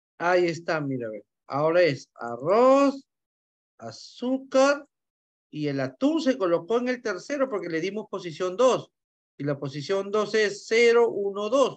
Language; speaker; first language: Spanish; native; Spanish